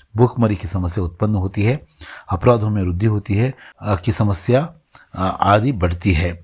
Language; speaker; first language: Hindi; non-native, local second language; Kannada